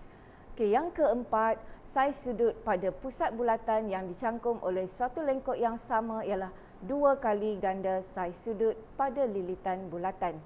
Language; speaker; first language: Malay; native; Malay